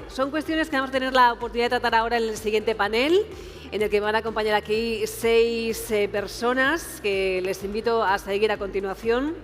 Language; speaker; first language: Spanish; native; Spanish